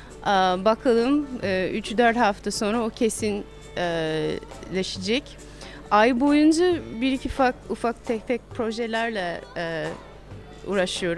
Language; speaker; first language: Turkish; non-native, fluent; English